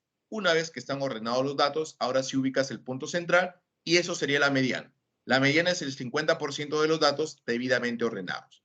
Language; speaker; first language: Spanish; native; Spanish